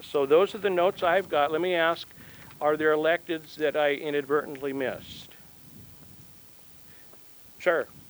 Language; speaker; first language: English; native; English